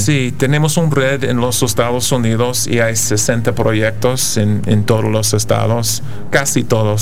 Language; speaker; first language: Spanish; non-native, fluent; English